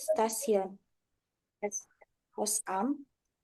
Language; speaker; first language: German; non-native, learner; Indonesian